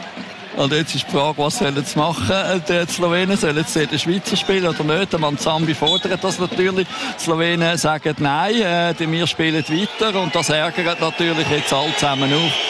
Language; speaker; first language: German; native; German